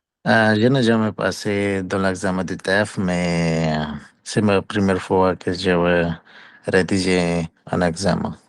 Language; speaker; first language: French; non-native, learner; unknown